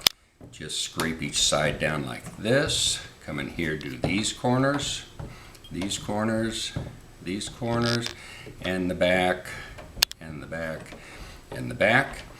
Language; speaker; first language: English; native; English